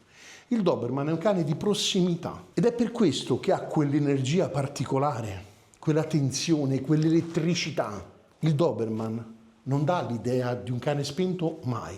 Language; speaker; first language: Italian; native; Italian